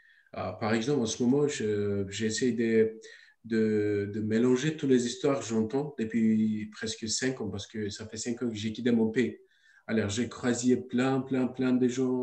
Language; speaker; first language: French; non-native, learner; Turkish